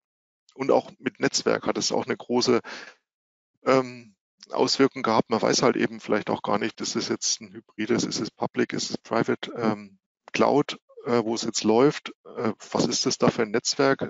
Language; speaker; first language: German; native; German